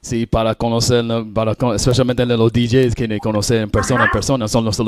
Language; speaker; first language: Spanish; non-native, learner; English